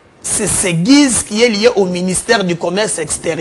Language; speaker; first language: French; non-native, local second language; Lingala